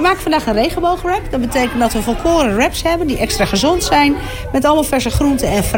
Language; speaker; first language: Dutch; native; Dutch